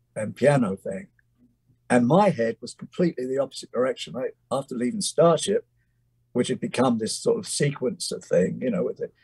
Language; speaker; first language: English; native; English